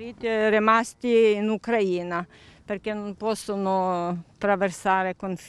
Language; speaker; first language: Italian; non-native, learner; Ukrainian